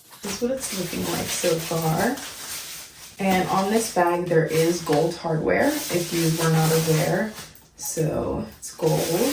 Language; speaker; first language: English; native; English